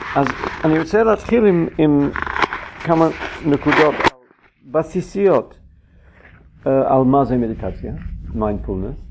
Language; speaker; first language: Hebrew; non-native, fluent; English